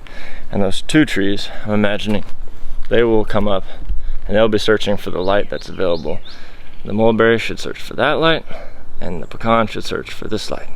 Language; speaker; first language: English; native; English